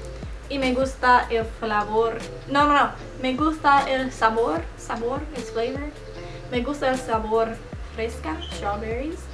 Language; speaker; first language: Spanish; non-native, learner; English